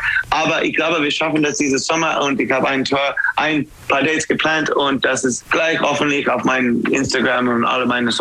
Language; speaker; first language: German; non-native, learner; English